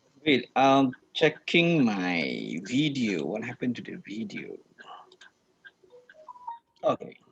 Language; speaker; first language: English; non-native, fluent; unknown